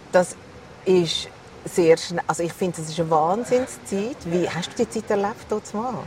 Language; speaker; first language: German; native; German